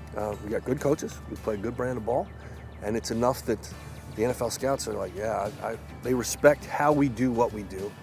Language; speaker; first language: English; native; English